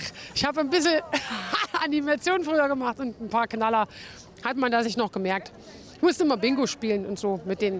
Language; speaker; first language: German; native; German